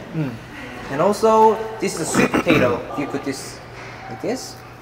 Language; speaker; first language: English; non-native, fluent; Korean